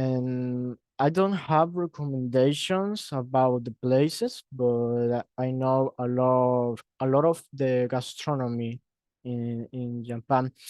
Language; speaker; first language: English; non-native, learner; Spanish